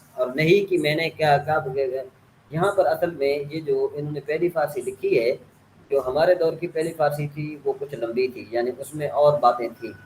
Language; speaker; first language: Urdu; native; Urdu